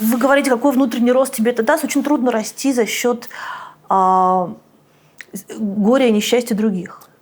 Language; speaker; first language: Russian; native; Russian